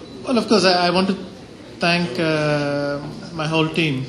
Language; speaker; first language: English; non-native, local second language; Tamil